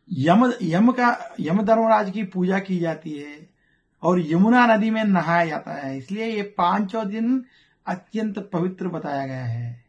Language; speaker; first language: Hindi; non-native, local second language; Telugu